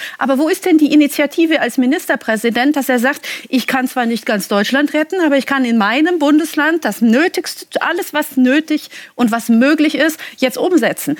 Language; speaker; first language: German; native; German